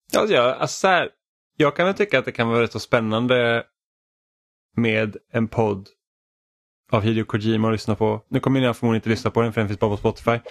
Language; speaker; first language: Swedish; native; Swedish